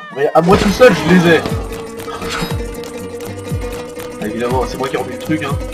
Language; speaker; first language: French; native; French